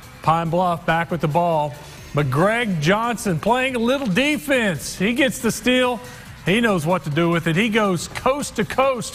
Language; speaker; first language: English; native; English